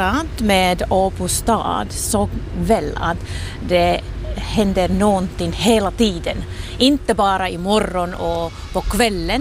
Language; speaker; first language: Swedish; non-native, local second language; Finnish